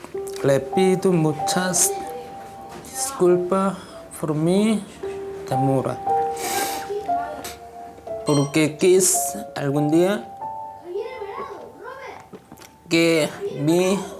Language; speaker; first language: Spanish; non-native, learner; Korean